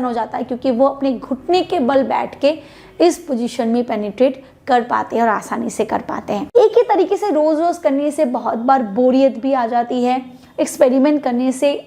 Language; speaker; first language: Hindi; native; Hindi